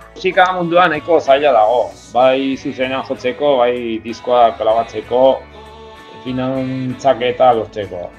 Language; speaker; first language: Basque; non-native, local second language; Spanish